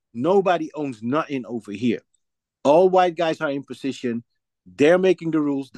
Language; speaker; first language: English; non-native, fluent; Dutch